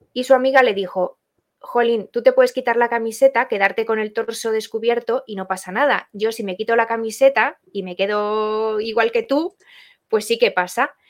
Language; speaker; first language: Spanish; non-native, learner; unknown